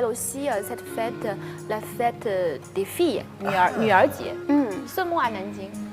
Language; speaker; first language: French; non-native, fluent; Chinese